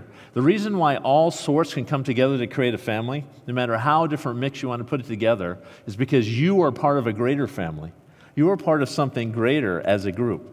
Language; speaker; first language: English; native; English